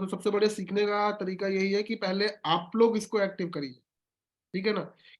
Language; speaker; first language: Hindi; native; Hindi